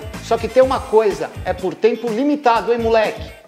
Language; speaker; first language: Portuguese; native; Portuguese